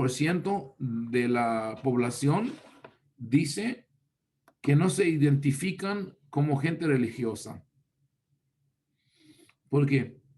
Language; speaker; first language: Spanish; non-native, fluent; Hebrew